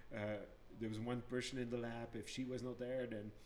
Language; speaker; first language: English; non-native, fluent; Dutch